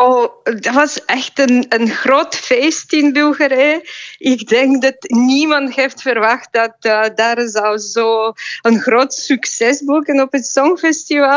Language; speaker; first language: Dutch; non-native, fluent; Bulgarian